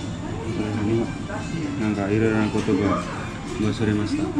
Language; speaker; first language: Japanese; non-native, learner; Indonesian